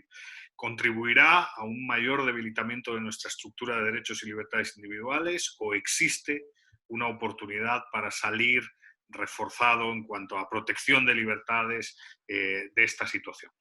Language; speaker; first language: Spanish; native; Spanish